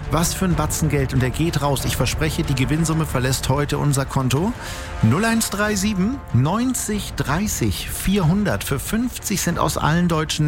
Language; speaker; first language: German; native; German